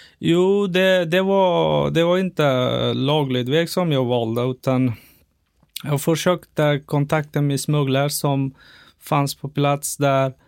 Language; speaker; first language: Swedish; non-native, fluent; Persian